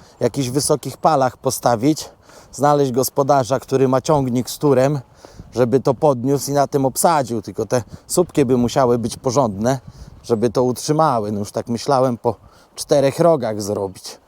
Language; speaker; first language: Polish; native; Polish